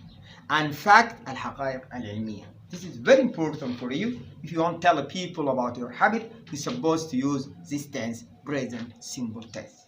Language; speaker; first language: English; non-native, fluent; Arabic